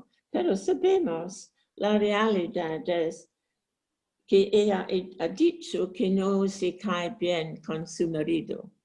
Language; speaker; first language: Spanish; non-native, learner; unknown